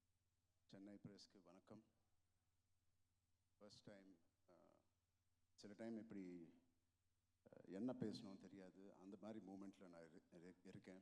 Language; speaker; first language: Tamil; non-native, local second language; Telugu